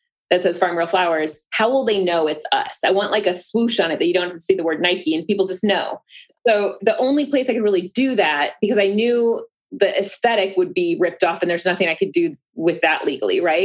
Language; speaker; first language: English; native; English